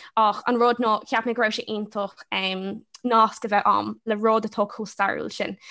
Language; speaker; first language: Irish; non-native, local second language; English